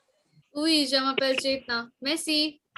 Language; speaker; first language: French; non-native, fluent; Hindi